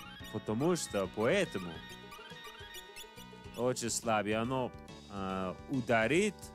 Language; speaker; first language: Russian; non-native, learner; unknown